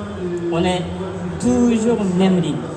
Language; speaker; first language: French; non-native, fluent; Japanese